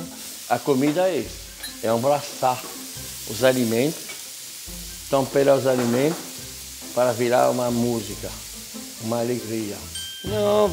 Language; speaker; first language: Portuguese; non-native, fluent; French